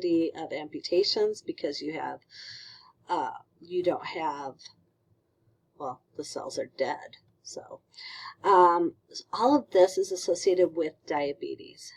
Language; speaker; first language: English; native; English